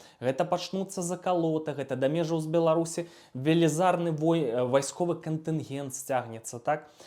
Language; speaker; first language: Belarusian; non-native, local second language; Russian